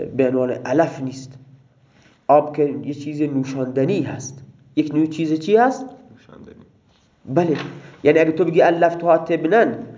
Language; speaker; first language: Persian; non-native, local second language; Baluchi